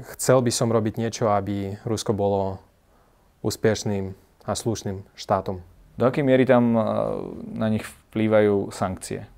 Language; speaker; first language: Slovak; non-native, fluent; Russian